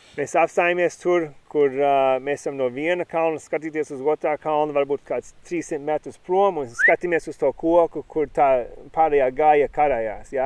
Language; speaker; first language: Latvian; early bilingual, heritage; Latvian